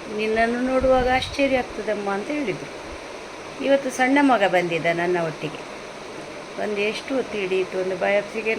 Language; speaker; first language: Kannada; non-native, local second language; Konkani